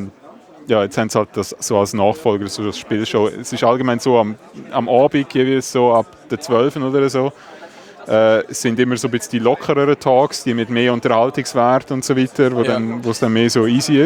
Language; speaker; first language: German; native; German